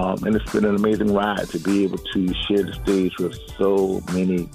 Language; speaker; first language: English; native; English